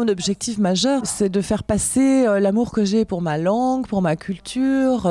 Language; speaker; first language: French; native; French